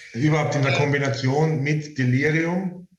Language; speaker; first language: German; native; German